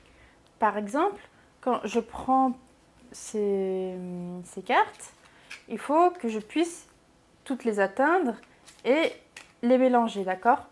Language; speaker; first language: French; native; French